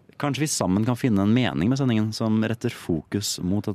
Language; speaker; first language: Norwegian; native; Norwegian